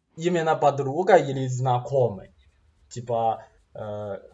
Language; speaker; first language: Russian; non-native, fluent; Chinese